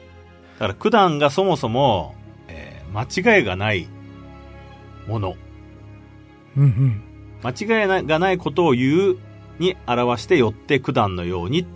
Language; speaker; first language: Japanese; native; Japanese